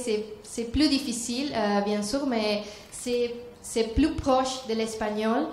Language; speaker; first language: French; non-native, learner; Spanish